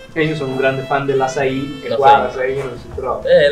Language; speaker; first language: Italian; native; Italian